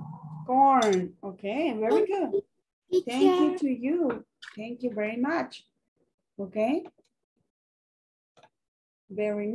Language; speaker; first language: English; non-native, learner; Spanish